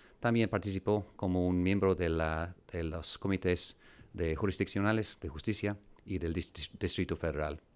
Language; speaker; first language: Spanish; non-native, fluent; English